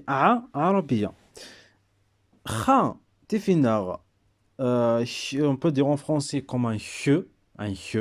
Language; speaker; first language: French; non-native, local second language; Berber languages